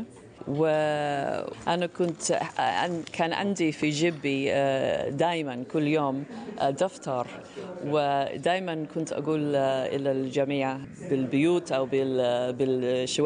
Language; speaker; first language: Arabic; non-native, fluent; English